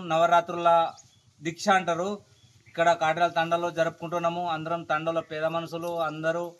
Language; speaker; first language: Telugu; non-native, local second language; Lambadi